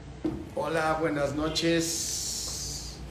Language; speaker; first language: Spanish; native; Spanish